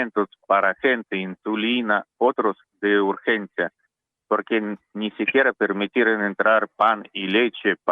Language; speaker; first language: Spanish; non-native, learner; Russian